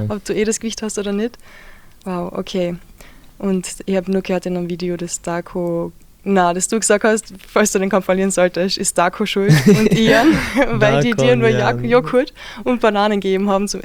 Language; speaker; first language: German; native; German